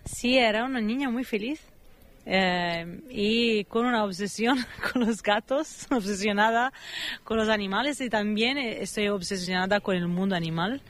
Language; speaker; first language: Spanish; non-native, fluent; Italian